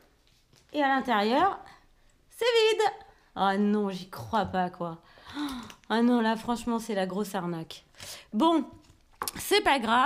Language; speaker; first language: French; native; French